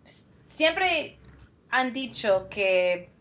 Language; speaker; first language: Spanish; non-native, fluent; English